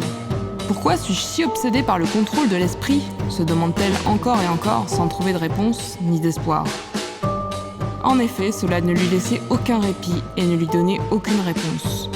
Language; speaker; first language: French; native; French